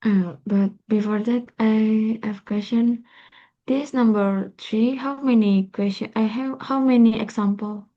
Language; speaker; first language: English; non-native, learner; Indonesian